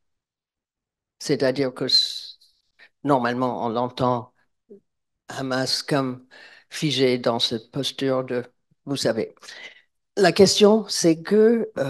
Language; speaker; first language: French; non-native, fluent; English